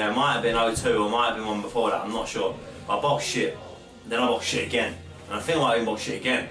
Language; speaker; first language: English; native; English